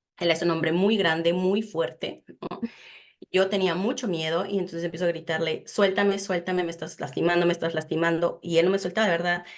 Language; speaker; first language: Spanish; native; Spanish